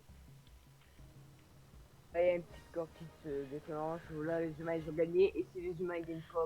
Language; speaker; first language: French; native; French